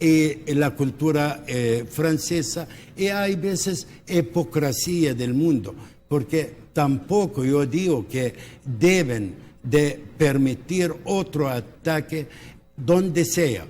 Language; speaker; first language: Spanish; non-native, local second language; Arabic